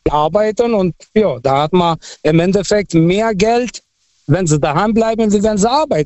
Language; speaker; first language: German; non-native, fluent; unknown